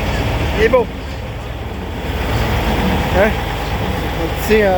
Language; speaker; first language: French; native; French